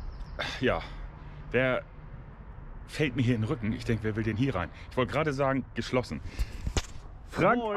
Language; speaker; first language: German; native; German